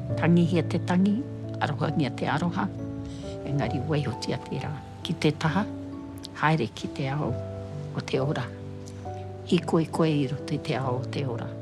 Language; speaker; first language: Māori; native; Māori